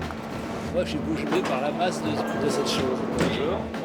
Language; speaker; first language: French; native; French